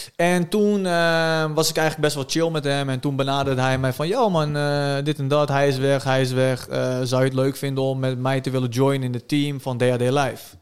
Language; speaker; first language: Dutch; early bilingual, other home language; Turkish